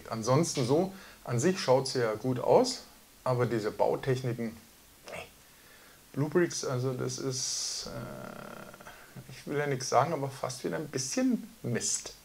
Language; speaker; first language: German; native; German